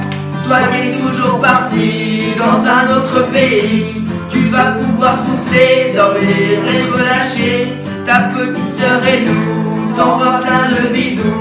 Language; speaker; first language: French; native; French